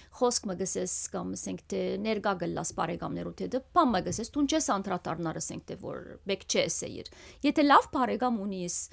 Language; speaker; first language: Armenian; early bilingual, heritage; Armenian